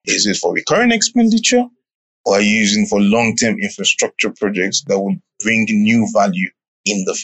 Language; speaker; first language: English; non-native, local second language; Yoruba